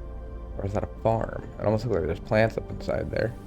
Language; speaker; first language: English; native; English